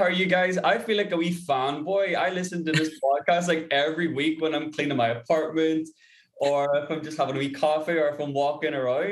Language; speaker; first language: English; native; English